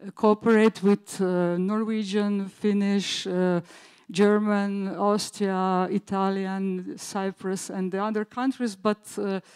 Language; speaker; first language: English; non-native, learner; Slovenian